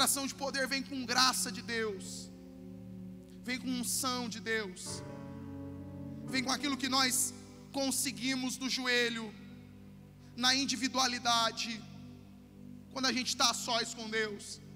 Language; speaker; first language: Portuguese; native; Portuguese